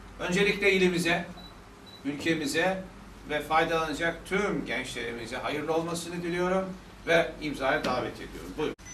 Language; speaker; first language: Turkish; native; Turkish